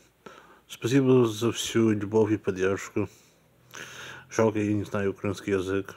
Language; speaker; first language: Russian; early bilingual, heritage; Russian